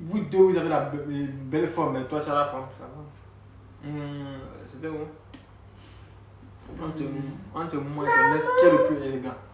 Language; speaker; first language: French; non-native, local second language; Haitian Creole